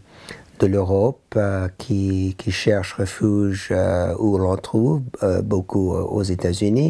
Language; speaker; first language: French; non-native, learner; English